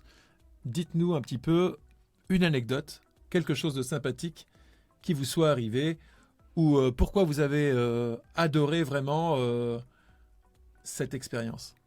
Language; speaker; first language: French; native; French